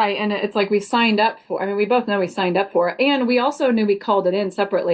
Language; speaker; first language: English; native; English